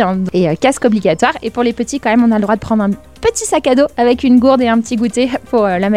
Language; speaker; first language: French; native; French